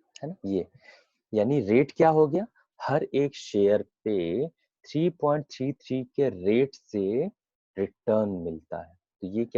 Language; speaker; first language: Hindi; native; Hindi